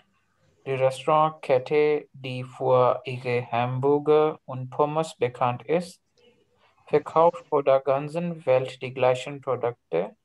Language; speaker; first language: German; non-native, learner; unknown